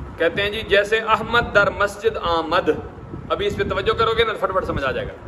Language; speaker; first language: Urdu; non-native, local second language; Punjabi